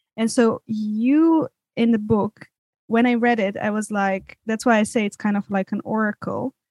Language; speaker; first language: English; non-native, fluent; Serbian